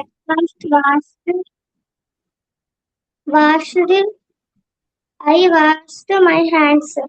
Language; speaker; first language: English; non-native, learner; Malayalam